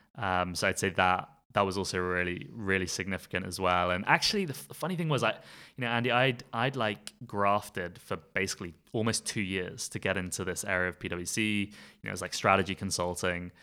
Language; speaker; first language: English; native; English